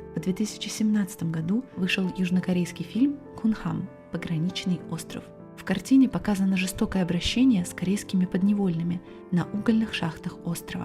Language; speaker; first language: Russian; native; Russian